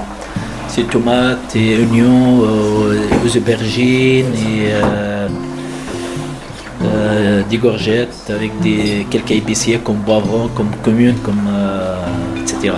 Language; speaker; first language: French; non-native, learner; Arabic